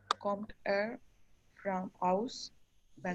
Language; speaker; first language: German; non-native, learner; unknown